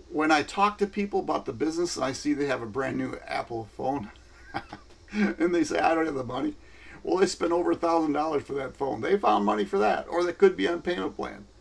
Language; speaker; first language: English; native; English